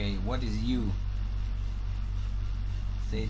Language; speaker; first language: English; non-native, learner; German